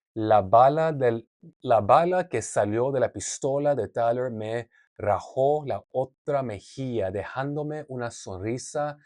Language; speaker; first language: Spanish; non-native, learner; English